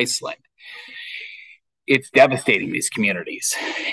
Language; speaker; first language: English; native; English